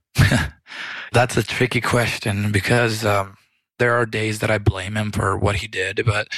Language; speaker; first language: English; early bilingual, other home language; Romanian